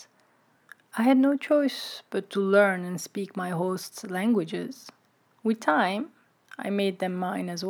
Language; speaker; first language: English; non-native, fluent; Turkish